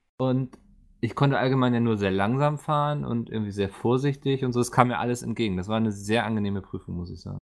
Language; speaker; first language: German; native; German